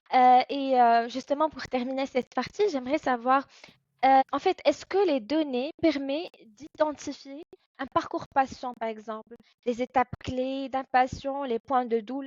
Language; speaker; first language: French; non-native, fluent; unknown